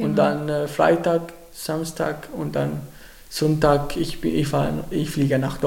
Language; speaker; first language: German; non-native, learner; Arabic